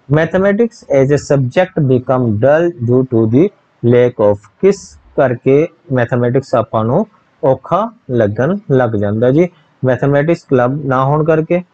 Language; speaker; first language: Hindi; non-native, local second language; Punjabi